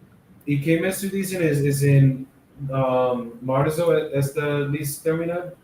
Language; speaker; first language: Spanish; non-native, learner; English